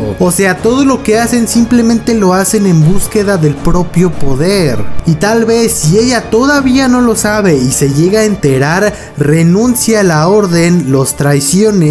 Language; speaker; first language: Spanish; native; Spanish